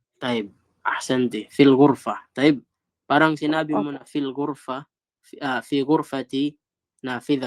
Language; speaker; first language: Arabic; non-native, fluent; Filipino